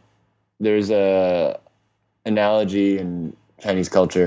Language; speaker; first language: English; non-native, local second language; Cantonese